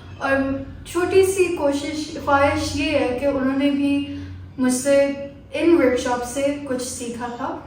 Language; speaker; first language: Urdu; early bilingual, heritage; Urdu